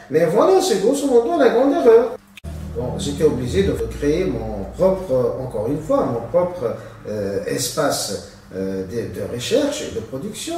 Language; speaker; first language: French; non-native, local second language; Arabic